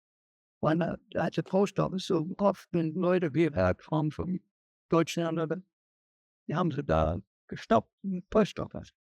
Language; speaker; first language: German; early bilingual, heritage; German